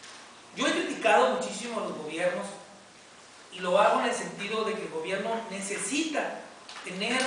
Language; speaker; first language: Spanish; native; Spanish